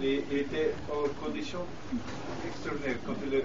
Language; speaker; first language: French; non-native, learner; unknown